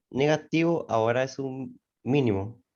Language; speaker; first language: Spanish; native; Spanish